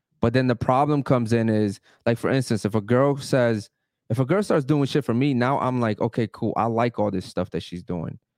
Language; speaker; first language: English; early bilingual, other home language; Spanish